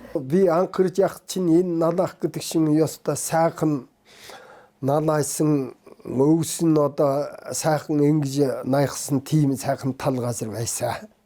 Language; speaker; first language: Mongolian; non-native, local second language; Kazakh